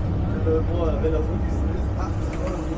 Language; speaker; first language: German; non-native, learner; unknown